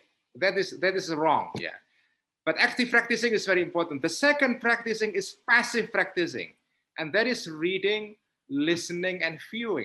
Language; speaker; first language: English; non-native, fluent; Indonesian